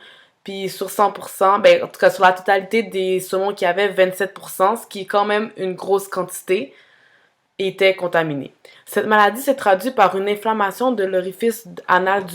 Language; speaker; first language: French; native; French